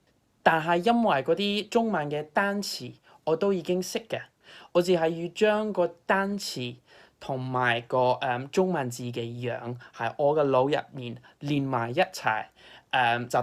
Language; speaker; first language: Cantonese; non-native, fluent; English